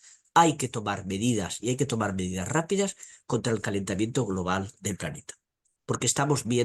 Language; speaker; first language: Spanish; native; Spanish